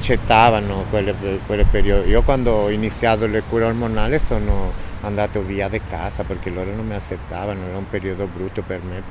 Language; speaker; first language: Italian; non-native, fluent; Spanish